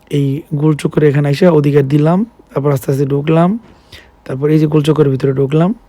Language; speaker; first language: Bangla; native; Bangla